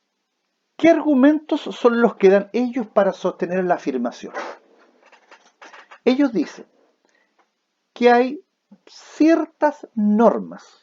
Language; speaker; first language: Spanish; native; Spanish